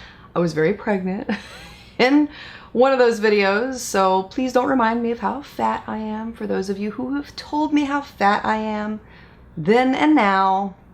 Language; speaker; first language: English; native; English